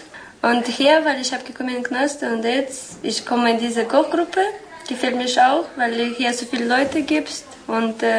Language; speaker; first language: German; non-native, learner; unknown